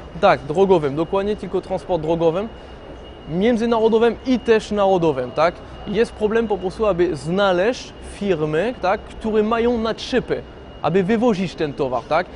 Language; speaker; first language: Polish; non-native, fluent; French